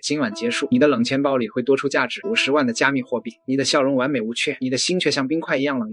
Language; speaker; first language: Chinese; native; Chinese